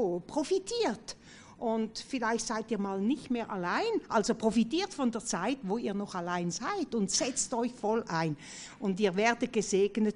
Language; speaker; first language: German; non-native, fluent; French